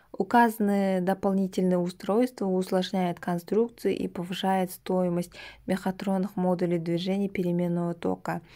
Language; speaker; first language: Russian; non-native, local second language; Kazakh